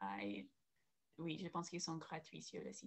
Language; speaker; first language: French; non-native, learner; English